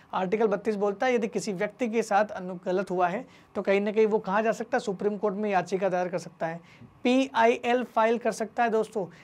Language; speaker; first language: Hindi; native; Hindi